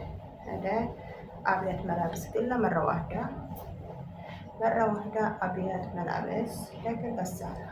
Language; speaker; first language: Arabic; non-native, learner; Amharic